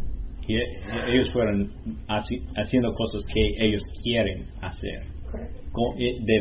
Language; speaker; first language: Spanish; non-native, learner; English